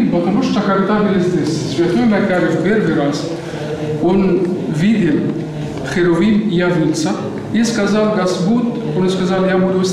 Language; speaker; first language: Russian; non-native, learner; Arabic